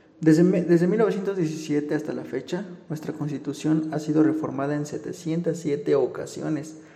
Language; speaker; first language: Spanish; native; Spanish